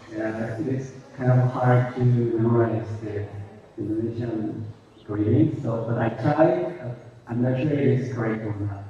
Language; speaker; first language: English; non-native, fluent; Korean